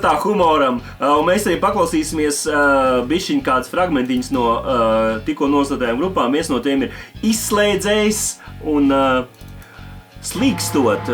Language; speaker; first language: Latvian; native; Latvian